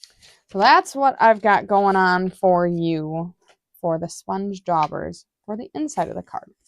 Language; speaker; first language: English; native; English